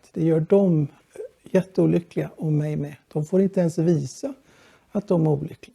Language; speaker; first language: Swedish; non-native, fluent; Arabic